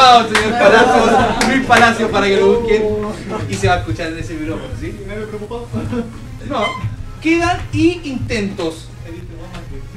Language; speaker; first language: Spanish; native; Spanish